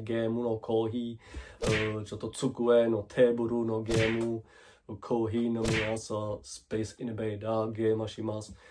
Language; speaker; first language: Japanese; non-native, learner; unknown